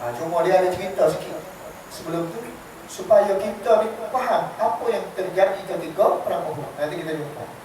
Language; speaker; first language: Malay; native; Malay